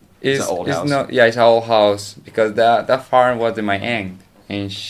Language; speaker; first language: English; non-native, learner; Spanish